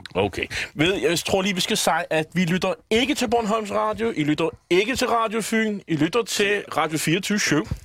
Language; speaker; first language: Danish; native; Danish